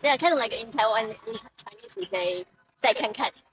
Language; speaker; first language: English; non-native, fluent; Chinese